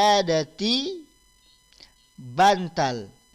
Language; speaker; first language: Arabic; non-native, fluent; Indonesian